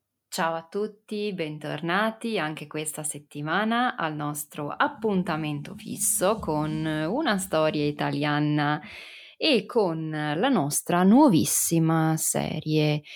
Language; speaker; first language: Italian; native; Italian